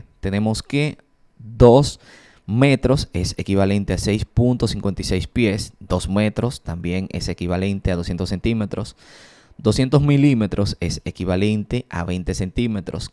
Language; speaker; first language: Spanish; native; Spanish